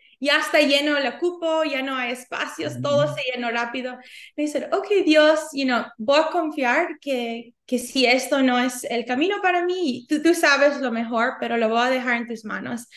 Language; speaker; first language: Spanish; early bilingual, heritage; Spanish